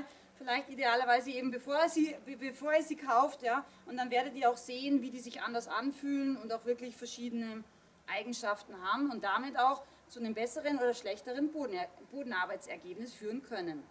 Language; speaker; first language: German; native; German